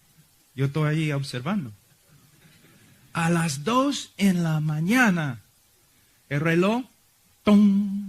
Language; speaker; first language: Spanish; non-native, fluent; English